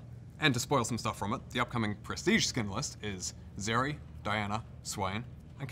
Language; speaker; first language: English; native; English